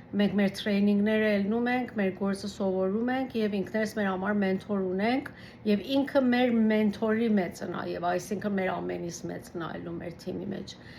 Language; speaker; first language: Armenian; early bilingual, heritage; Armenian